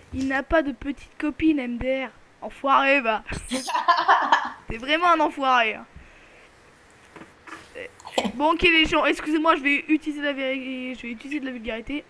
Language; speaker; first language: French; native; French